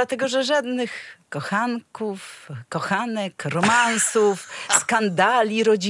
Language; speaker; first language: Polish; native; Polish